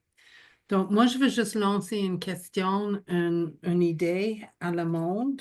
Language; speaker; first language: French; non-native, local second language; English